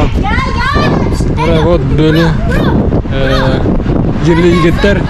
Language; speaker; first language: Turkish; non-native, learner; Bashkir